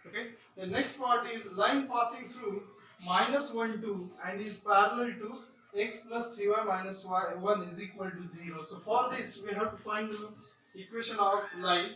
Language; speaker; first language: English; non-native, local second language; Marathi